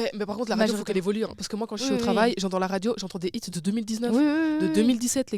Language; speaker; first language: French; native; French